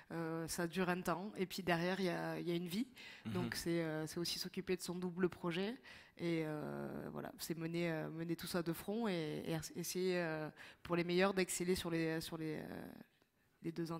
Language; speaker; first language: French; native; French